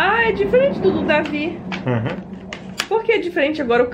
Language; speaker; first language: Portuguese; native; Portuguese